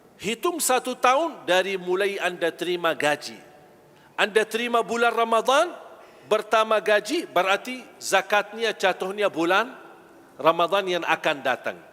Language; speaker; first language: Malay; non-native, fluent; Arabic